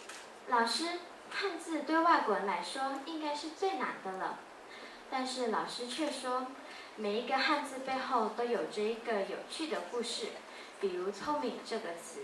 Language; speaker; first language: Chinese; non-native, learner; Thai